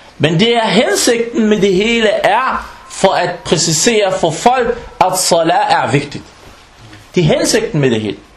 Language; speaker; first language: Danish; non-native, fluent; Arabic